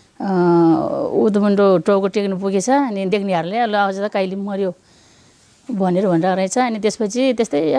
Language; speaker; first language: Nepali; non-native, local second language; Eastern Tamang